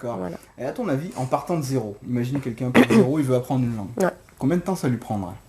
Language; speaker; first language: French; native; French